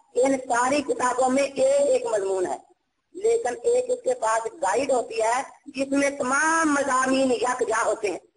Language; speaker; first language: Urdu; non-native, local second language; Punjabi